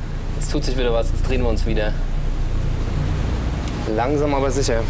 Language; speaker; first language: German; native; German